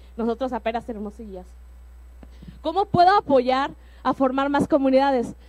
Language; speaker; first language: Spanish; native; Spanish